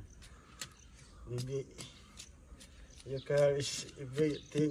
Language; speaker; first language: English; non-native, learner; Cebuano